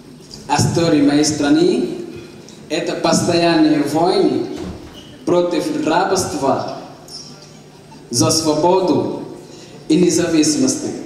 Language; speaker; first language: Russian; native; Russian